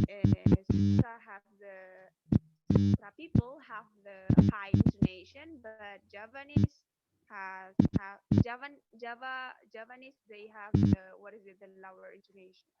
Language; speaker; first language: English; non-native, fluent; Indonesian